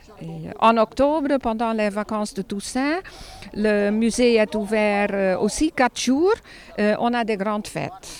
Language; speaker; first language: French; non-native, fluent; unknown